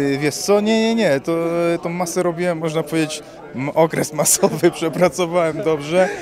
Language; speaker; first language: Polish; early bilingual, other home language; Armenian